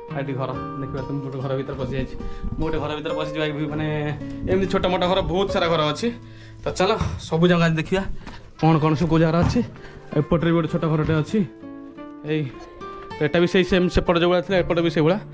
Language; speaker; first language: Odia; native; Odia